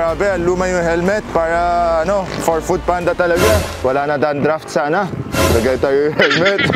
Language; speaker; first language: Filipino; non-native, learner; Arabic